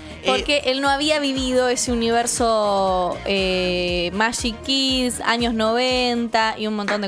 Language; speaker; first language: Spanish; native; Spanish